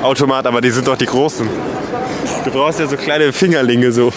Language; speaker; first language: German; native; German